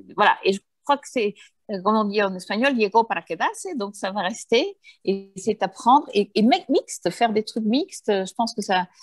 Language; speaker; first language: French; early bilingual, heritage; Spanish